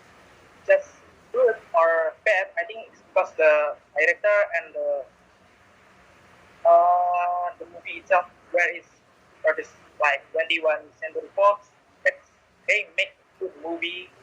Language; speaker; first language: English; non-native, learner; Indonesian